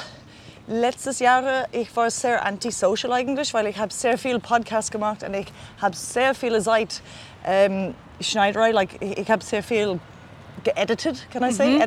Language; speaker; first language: German; non-native, learner; English